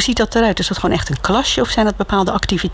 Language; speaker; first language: Dutch; native; Dutch